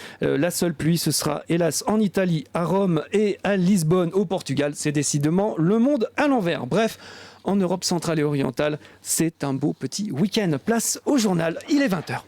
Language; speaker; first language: French; native; French